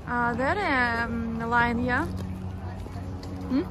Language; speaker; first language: English; non-native, learner; Russian